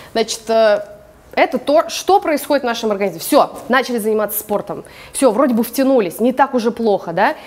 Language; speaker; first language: Russian; early bilingual, other home language; English